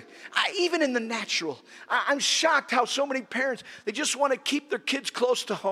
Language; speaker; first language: English; native; English